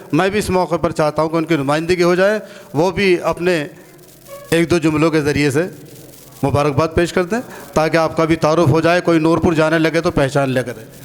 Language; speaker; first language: Hindi; native; Hindi